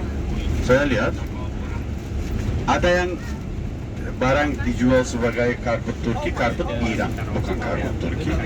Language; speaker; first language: Indonesian; non-native, fluent; Turkish